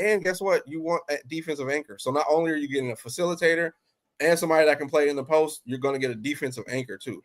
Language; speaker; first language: English; native; English